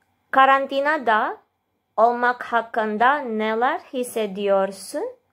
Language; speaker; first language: Turkish; non-native, learner; Indonesian